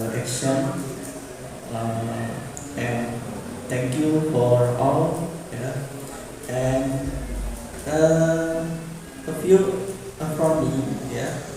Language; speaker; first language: English; non-native, learner; Indonesian